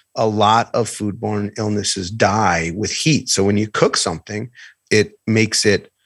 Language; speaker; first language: English; native; English